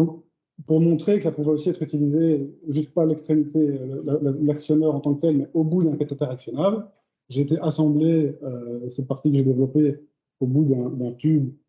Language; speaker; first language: French; native; French